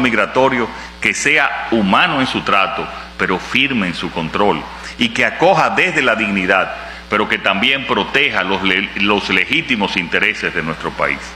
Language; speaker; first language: Spanish; native; Spanish